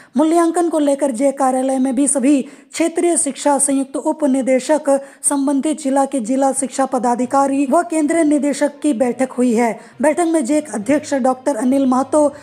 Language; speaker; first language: Hindi; native; Hindi